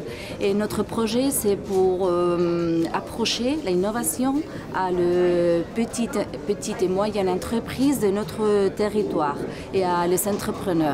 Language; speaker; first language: French; non-native, fluent; Spanish